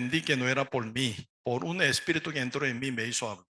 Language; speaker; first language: Spanish; non-native, learner; Korean